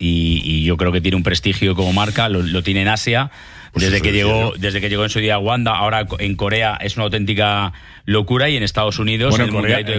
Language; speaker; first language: Spanish; native; Spanish